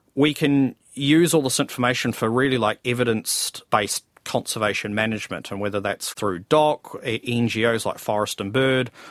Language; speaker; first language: English; native; English